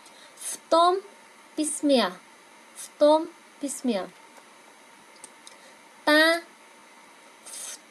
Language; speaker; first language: Russian; non-native, fluent; Vietnamese